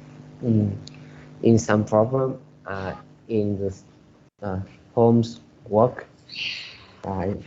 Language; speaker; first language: English; non-native, learner; Vietnamese